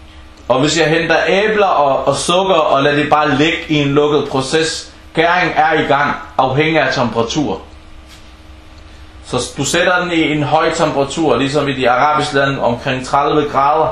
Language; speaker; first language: Danish; early bilingual, other home language; Arabic